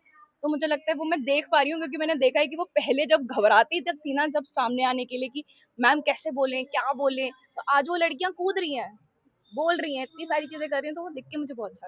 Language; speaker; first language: Hindi; native; Hindi